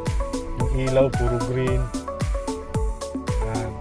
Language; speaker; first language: Filipino; non-native, local second language; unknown